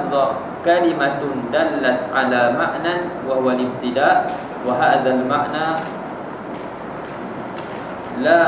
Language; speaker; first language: Arabic; non-native, fluent; Malay